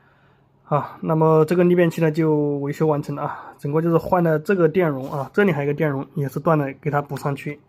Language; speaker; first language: Chinese; native; Chinese